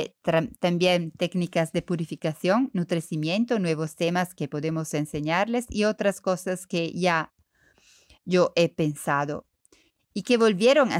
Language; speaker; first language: Spanish; non-native, learner; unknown